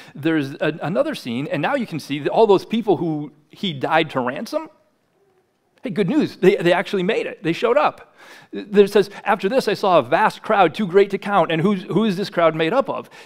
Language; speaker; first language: English; native; English